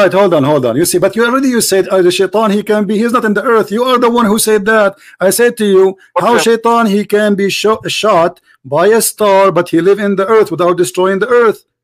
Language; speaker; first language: English; non-native, fluent; Arabic